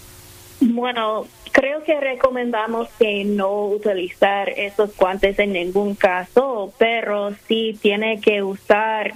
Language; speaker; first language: Spanish; non-native, fluent; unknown